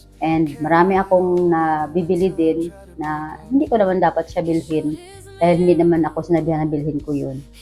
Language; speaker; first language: Filipino; native; Filipino